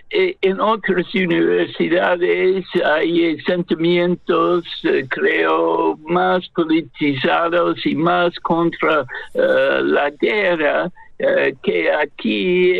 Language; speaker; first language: Spanish; non-native, fluent; English